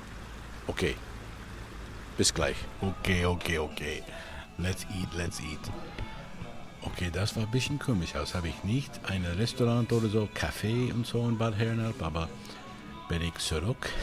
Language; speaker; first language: German; non-native, learner; English